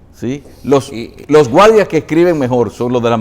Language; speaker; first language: Spanish; native; Spanish